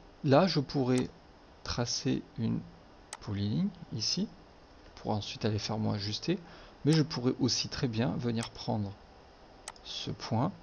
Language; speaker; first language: French; native; French